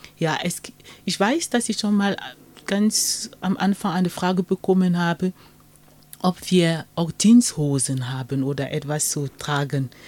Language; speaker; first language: German; non-native, fluent; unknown